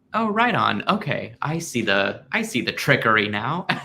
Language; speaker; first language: English; native; English